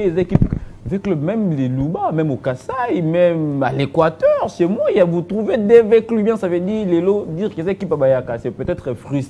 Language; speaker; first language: French; non-native, local second language; Lingala